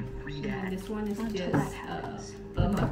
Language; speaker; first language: English; non-native, learner; Indonesian